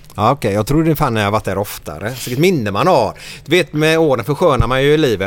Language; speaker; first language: Swedish; native; Swedish